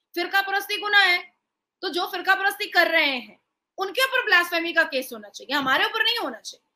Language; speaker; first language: Hindi; native; Hindi